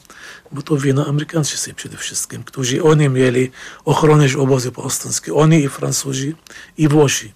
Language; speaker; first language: Polish; non-native, fluent; Arabic